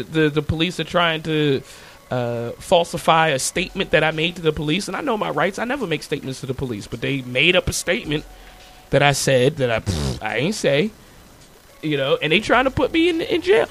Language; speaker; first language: English; native; English